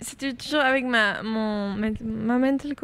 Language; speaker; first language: French; non-native, local second language; Dutch